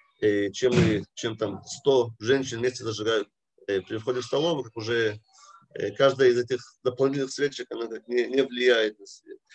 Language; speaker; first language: Russian; early bilingual, heritage; Russian